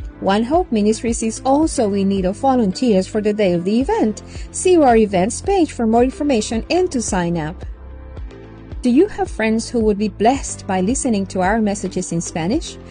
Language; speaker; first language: English; native; English